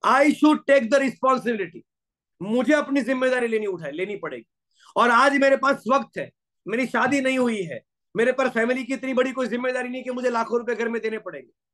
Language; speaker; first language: Hindi; non-native, local second language; Gujarati